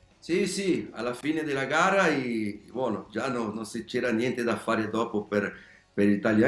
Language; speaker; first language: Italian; non-native, learner; Spanish